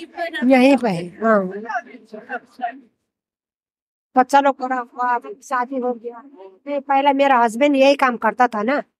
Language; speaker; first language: Hindi; non-native, local second language; Chinese